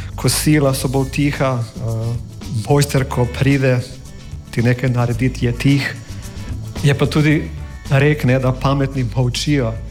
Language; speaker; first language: Slovenian; non-native, fluent; English